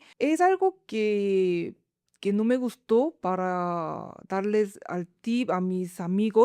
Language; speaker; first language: Spanish; non-native, fluent; Korean